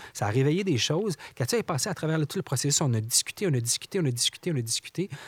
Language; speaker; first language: French; native; French